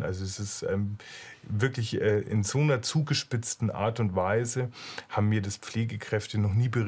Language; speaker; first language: German; native; German